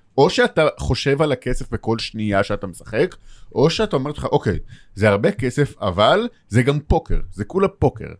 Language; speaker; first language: Hebrew; native; Hebrew